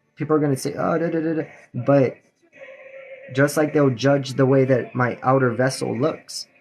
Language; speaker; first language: English; native; English